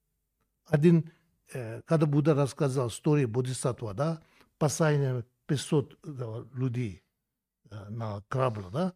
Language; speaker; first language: Russian; non-native, learner; Tibetan